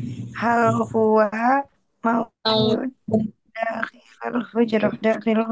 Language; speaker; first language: Arabic; non-native, learner; Indonesian